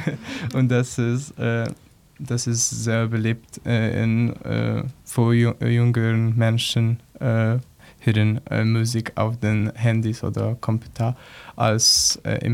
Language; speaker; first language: German; non-native, learner; Polish